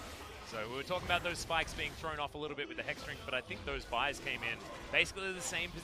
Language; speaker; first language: English; native; English